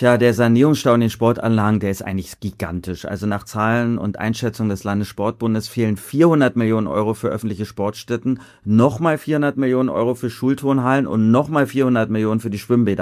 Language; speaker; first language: German; native; German